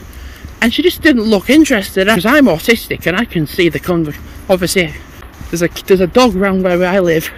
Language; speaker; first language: English; native; English